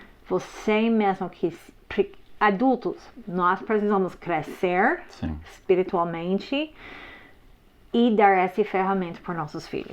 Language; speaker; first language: Portuguese; non-native, fluent; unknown